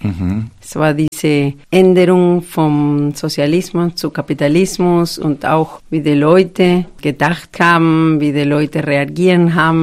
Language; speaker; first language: German; non-native, fluent; Spanish